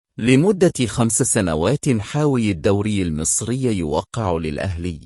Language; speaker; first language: Arabic; native; Arabic